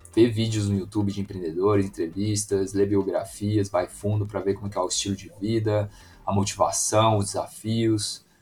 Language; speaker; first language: Portuguese; native; Portuguese